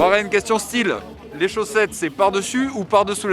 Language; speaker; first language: French; native; French